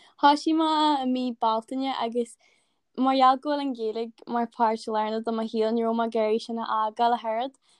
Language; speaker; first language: Irish; native; Irish